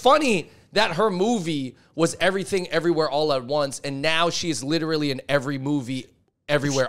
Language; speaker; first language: English; native; English